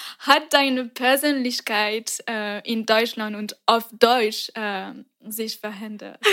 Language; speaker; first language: German; non-native, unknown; French